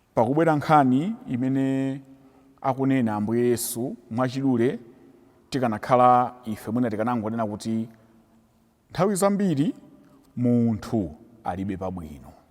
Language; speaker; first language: Nyanja; native; Nyanja